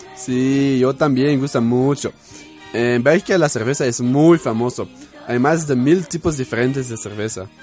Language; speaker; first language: Spanish; non-native, learner; Dutch